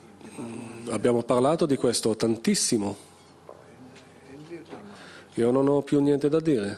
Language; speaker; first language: Italian; non-native, fluent; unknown